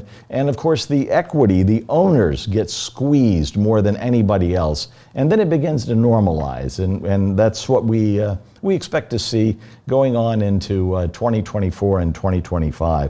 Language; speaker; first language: English; native; English